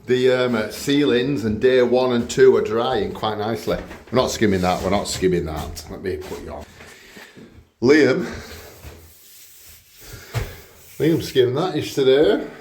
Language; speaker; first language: English; native; English